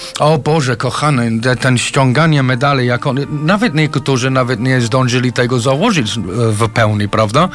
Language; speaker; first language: Polish; non-native, fluent; English